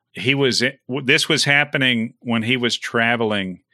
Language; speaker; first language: English; native; English